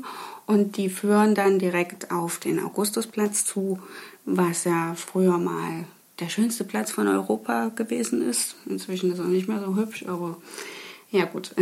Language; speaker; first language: German; native; German